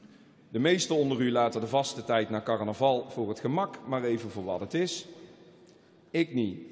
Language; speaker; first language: Dutch; native; Dutch